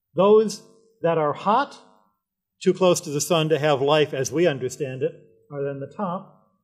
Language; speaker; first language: English; native; English